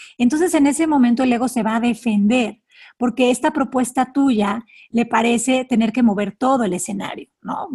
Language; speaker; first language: Spanish; native; Spanish